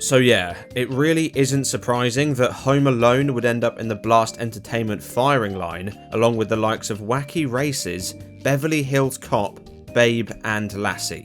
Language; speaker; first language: English; native; English